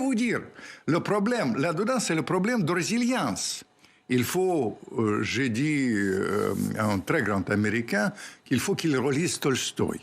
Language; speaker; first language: French; non-native, fluent; Russian